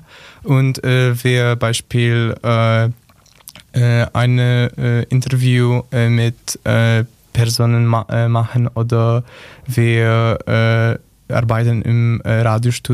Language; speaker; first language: German; non-native, learner; Polish